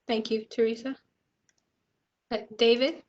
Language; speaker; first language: English; native; English